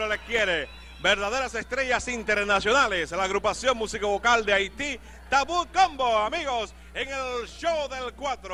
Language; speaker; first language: Spanish; native; Spanish